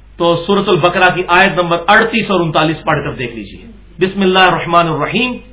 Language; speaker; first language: Urdu; non-native, local second language; Punjabi